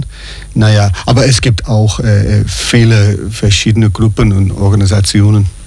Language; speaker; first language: German; non-native, fluent; English